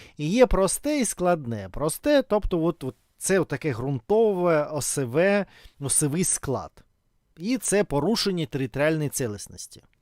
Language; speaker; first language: Ukrainian; non-native, local second language; Russian